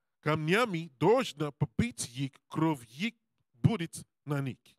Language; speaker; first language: Russian; non-native, learner; Serbian